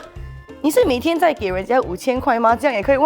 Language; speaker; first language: Chinese; non-native, local second language; English